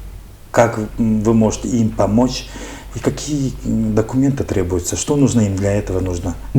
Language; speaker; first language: Russian; native; Russian